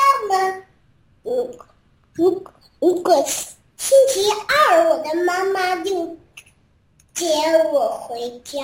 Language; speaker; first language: Chinese; early bilingual, heritage; Chinese